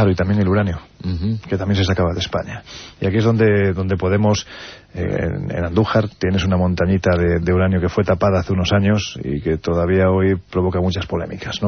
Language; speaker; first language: Spanish; native; Spanish